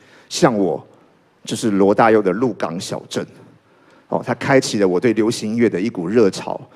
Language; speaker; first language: Chinese; native; Chinese